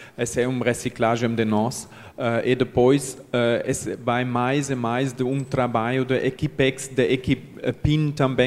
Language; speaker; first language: Portuguese; non-native, learner; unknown